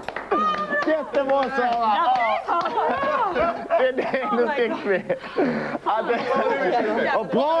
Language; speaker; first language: Swedish; native; Swedish